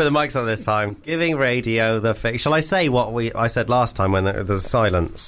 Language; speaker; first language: English; native; English